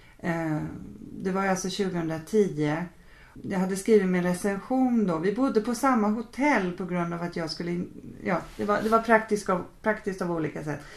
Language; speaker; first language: Swedish; native; Swedish